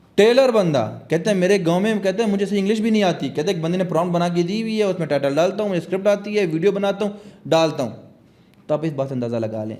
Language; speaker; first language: Urdu; non-native, local second language; Pashto